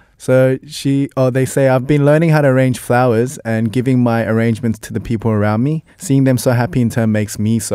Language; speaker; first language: English; native; English